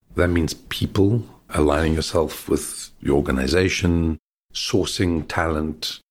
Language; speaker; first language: English; native; English